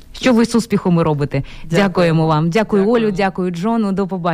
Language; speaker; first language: Ukrainian; native; Ukrainian